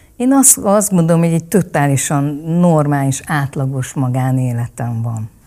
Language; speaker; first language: Hungarian; early bilingual, other home language; Vietnamese